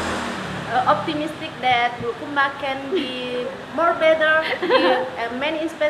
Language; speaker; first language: English; non-native, learner; Indonesian